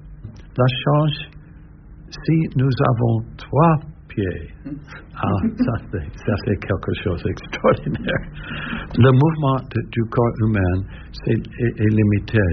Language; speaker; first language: French; non-native, learner; English